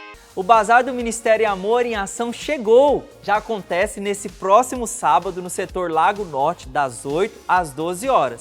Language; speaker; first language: Portuguese; native; Portuguese